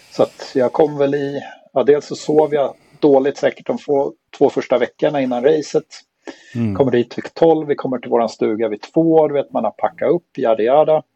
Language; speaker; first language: Swedish; native; Swedish